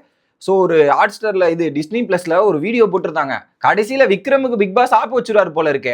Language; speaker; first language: Tamil; native; Tamil